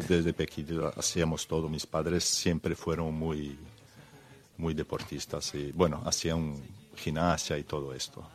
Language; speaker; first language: Spanish; early bilingual, heritage; Spanish